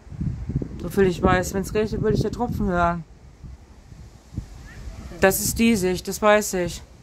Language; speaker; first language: German; native; German